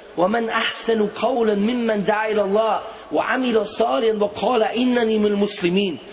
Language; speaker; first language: Arabic; non-native, fluent; German